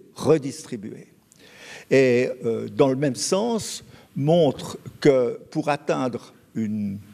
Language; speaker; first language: French; native; French